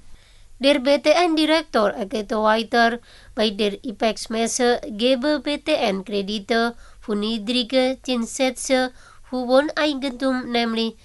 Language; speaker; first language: German; non-native, fluent; Indonesian